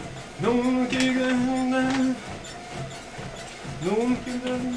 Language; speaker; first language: Chinese; non-native, learner; Russian